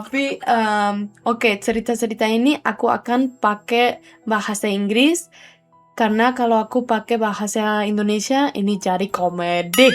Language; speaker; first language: Indonesian; non-native, learner; Spanish